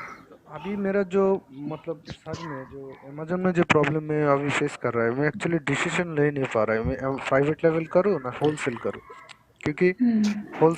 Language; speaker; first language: Hindi; non-native, learner; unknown